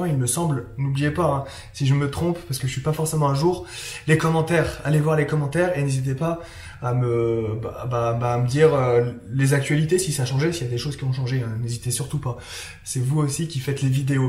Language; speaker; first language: French; native; French